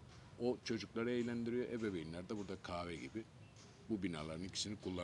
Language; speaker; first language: Turkish; native; Turkish